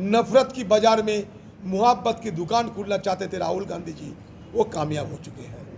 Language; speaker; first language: Hindi; non-native, local second language; Bangla